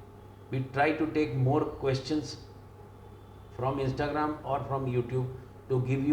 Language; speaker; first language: English; non-native, local second language; Hindi